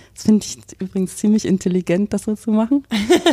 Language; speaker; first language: German; native; German